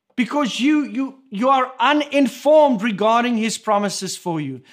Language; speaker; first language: English; non-native, local second language; Afrikaans